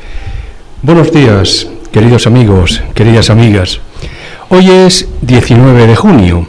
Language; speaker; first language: Spanish; native; Spanish